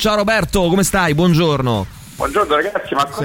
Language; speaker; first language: Italian; native; Italian